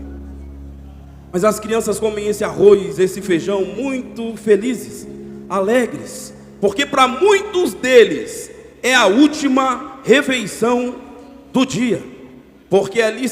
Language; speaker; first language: Portuguese; native; Portuguese